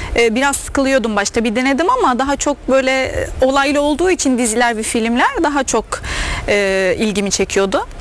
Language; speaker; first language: Turkish; non-native, fluent; Arabic